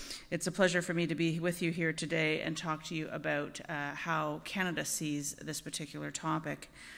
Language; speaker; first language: English; native; English